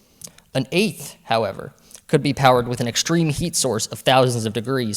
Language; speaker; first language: English; native; English